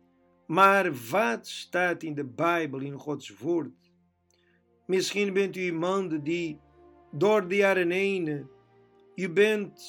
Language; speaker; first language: Dutch; non-native, fluent; Portuguese